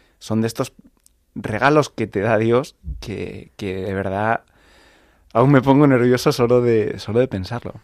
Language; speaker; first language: Spanish; native; Spanish